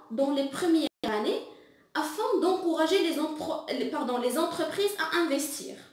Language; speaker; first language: French; non-native, local second language; Arabic